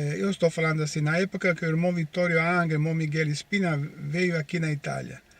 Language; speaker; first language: Portuguese; non-native, fluent; Italian